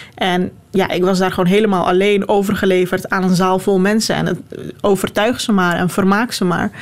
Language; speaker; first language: Dutch; non-native, local second language; Turkish